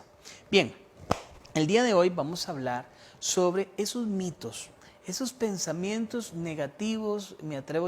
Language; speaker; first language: Spanish; native; Spanish